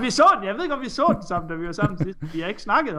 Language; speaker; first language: Danish; native; Danish